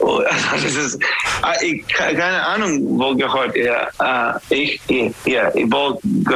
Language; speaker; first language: German; non-native, learner; English